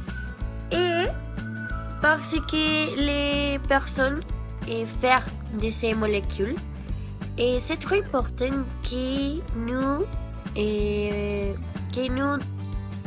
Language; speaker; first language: French; non-native, learner; Spanish